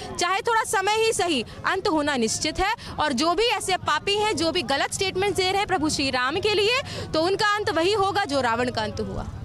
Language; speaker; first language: Hindi; native; Hindi